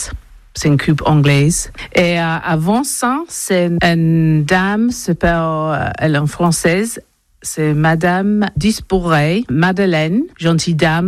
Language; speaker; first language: French; non-native, learner; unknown